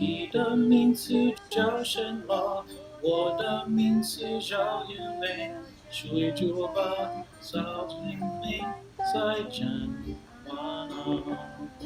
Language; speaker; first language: Chinese; non-native, learner; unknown